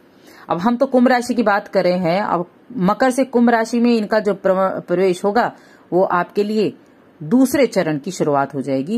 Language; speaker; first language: Hindi; native; Hindi